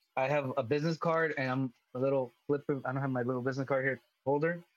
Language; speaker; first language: English; early bilingual, other home language; Spanish